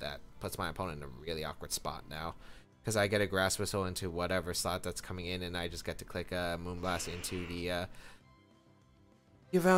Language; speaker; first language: English; native; English